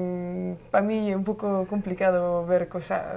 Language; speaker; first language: Spanish; non-native, learner; French